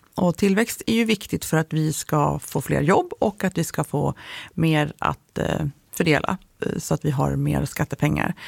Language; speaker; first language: Swedish; native; Swedish